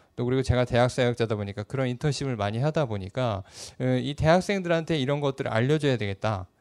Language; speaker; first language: Korean; native; Korean